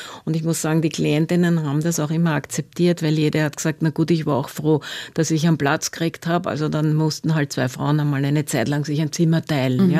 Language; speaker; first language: German; native; German